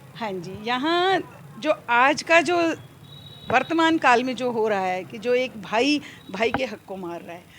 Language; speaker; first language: Hindi; native; Hindi